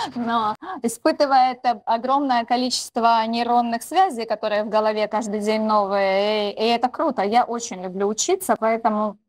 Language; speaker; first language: Russian; native; Russian